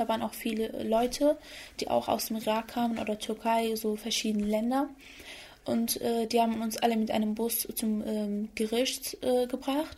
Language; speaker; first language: German; early bilingual, other home language; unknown